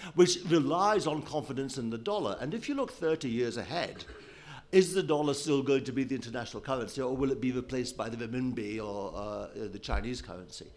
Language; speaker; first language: English; native; English